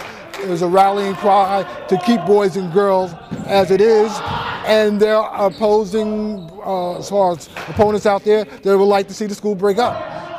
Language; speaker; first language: English; native; English